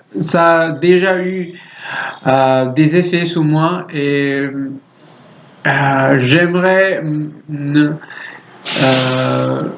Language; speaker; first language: French; non-native, learner; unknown